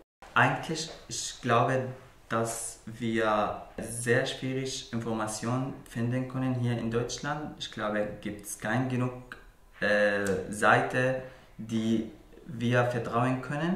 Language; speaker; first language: German; non-native, learner; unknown